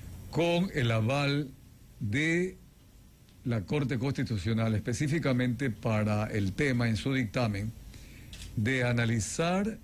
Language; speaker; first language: Spanish; native; Spanish